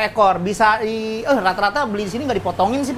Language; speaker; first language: Indonesian; native; Indonesian